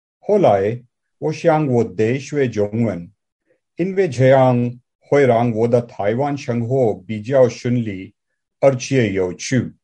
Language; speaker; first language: Chinese; non-native, learner; English